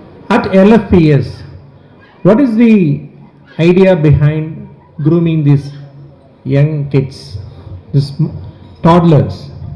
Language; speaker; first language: English; non-native, local second language; Tamil